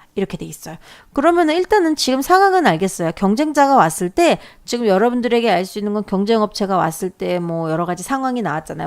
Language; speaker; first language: Korean; native; Korean